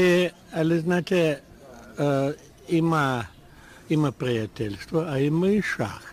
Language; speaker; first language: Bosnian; non-native, learner; Russian